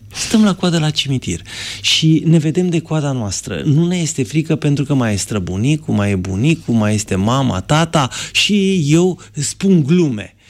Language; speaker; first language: Romanian; native; Romanian